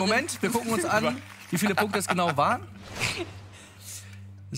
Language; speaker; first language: German; native; German